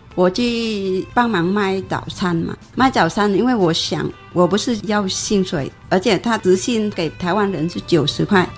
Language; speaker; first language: Chinese; non-native, fluent; Vietnamese